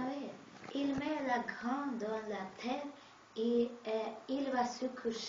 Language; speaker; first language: French; non-native, learner; Russian